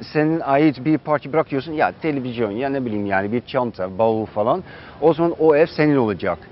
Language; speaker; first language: Turkish; non-native, fluent; Dutch